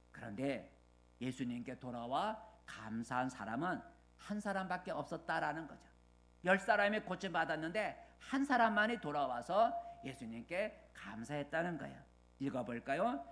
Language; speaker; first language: Korean; native; Korean